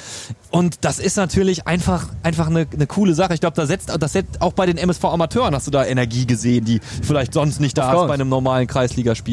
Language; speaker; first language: German; native; German